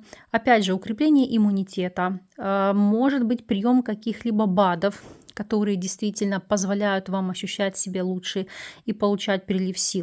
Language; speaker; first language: Russian; native; Russian